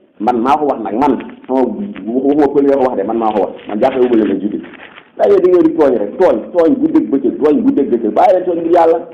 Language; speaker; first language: Wolof; non-native, local second language; Fula